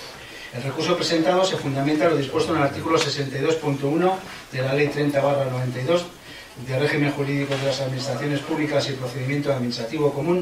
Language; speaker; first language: Spanish; native; Spanish